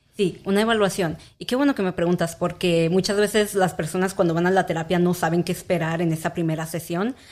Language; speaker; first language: Spanish; early bilingual, heritage; Spanish